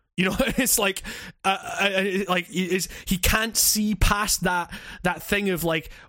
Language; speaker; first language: English; native; English